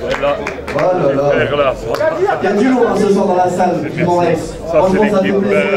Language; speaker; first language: French; native; French